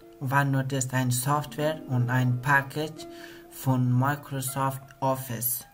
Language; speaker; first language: German; non-native, learner; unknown